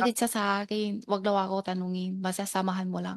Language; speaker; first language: Filipino; non-native, learner; Chinese